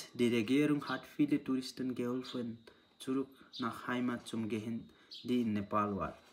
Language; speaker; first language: German; non-native, learner; Nepali